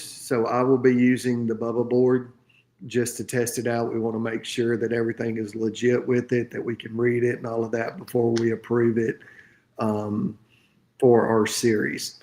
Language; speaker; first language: English; native; English